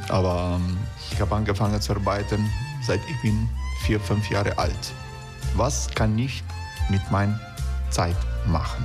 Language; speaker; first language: German; non-native, fluent; Croatian